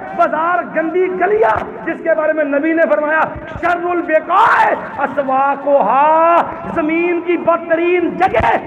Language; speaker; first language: Urdu; non-native, local second language; Punjabi